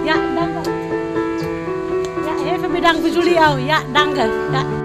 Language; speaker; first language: Dutch; non-native, learner; Vietnamese